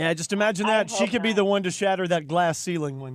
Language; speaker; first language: English; native; English